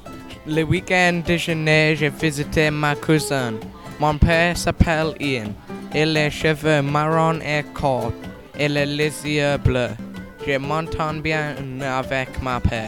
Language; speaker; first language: French; non-native, learner; English